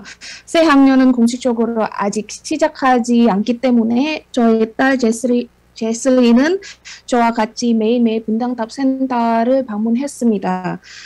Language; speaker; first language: Korean; non-native, fluent; Indonesian